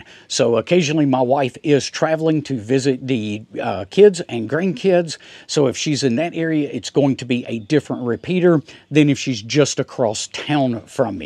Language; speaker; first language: English; native; English